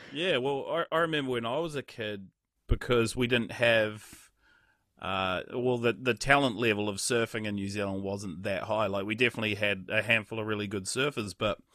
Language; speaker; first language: English; native; English